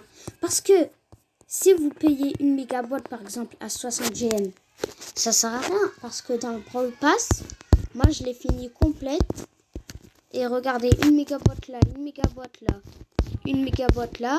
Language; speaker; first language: French; native; French